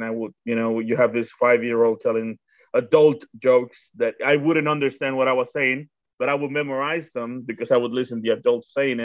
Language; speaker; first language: English; non-native, fluent; Spanish